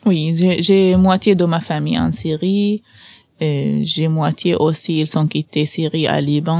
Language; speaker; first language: French; non-native, learner; Arabic